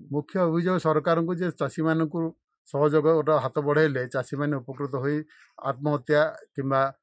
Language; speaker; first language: Odia; native; Odia